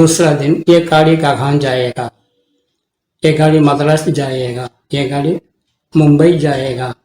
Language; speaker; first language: Hindi; non-native, local second language; Tamil